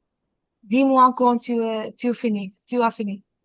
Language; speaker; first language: French; non-native, fluent; Hindi